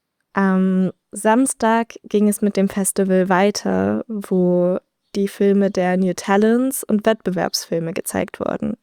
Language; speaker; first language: German; native; German